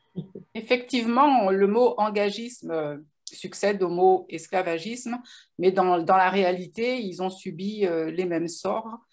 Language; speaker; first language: French; native; French